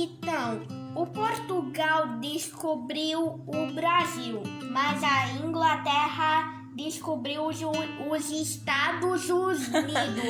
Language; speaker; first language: Portuguese; non-native, learner; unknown